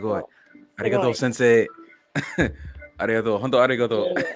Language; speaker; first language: Japanese; non-native, learner; English